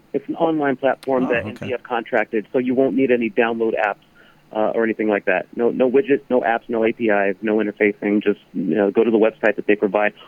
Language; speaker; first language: English; native; English